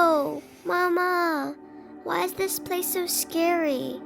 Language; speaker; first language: English; early bilingual, heritage; English